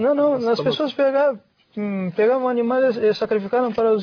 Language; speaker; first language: Spanish; non-native, fluent; Portuguese